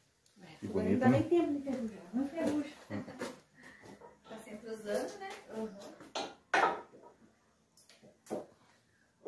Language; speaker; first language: Portuguese; native; Portuguese